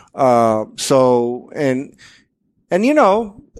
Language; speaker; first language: English; non-native, fluent; Spanish